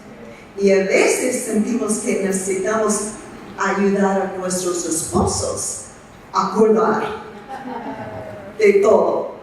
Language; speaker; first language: Spanish; non-native, fluent; English